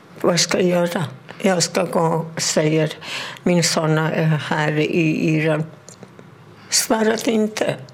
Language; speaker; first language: Swedish; non-native, fluent; Persian